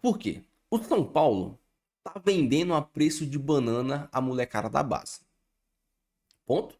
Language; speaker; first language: Portuguese; native; Portuguese